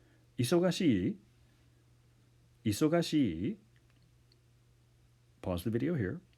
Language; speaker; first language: Japanese; non-native, fluent; English